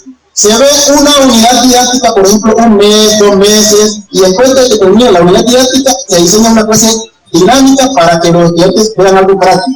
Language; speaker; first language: Spanish; native; Spanish